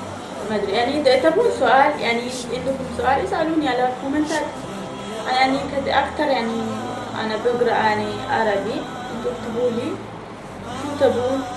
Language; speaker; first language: Arabic; non-native, learner; Oromo